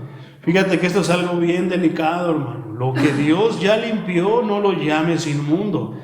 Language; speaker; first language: Spanish; native; Spanish